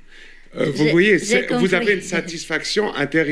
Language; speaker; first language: French; native; French